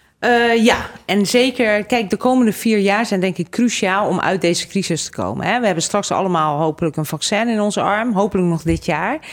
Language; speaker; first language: Dutch; native; Dutch